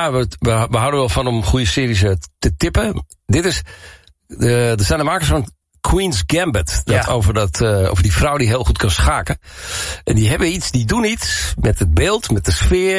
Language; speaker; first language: Dutch; native; Dutch